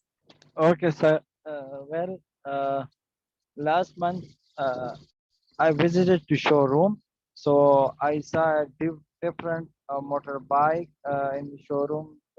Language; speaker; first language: English; non-native, learner; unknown